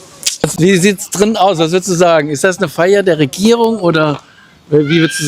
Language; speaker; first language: German; native; German